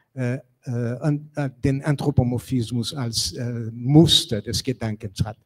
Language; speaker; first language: German; non-native, fluent; Portuguese